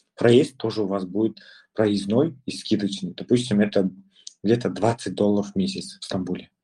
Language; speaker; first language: Russian; non-native, local second language; Kazakh